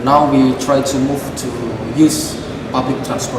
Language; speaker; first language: English; non-native, fluent; Indonesian